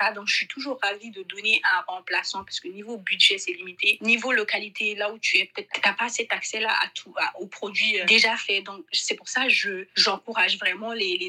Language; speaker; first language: French; non-native, local second language; Bambara